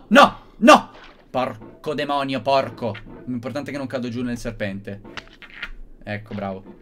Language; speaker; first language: Italian; native; Italian